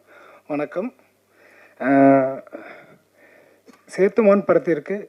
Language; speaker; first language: Tamil; native; Tamil